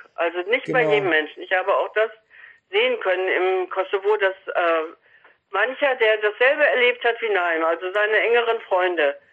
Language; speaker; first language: German; native; German